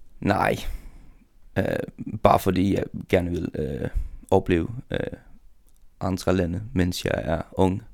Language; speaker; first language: Danish; non-native, local second language; Faroese